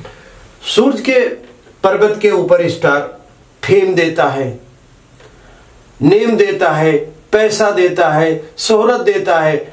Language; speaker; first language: Hindi; native; Hindi